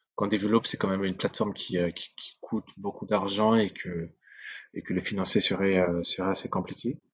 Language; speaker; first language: French; non-native, local second language; Sango